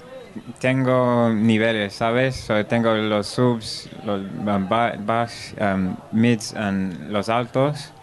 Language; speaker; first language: Spanish; non-native, learner; English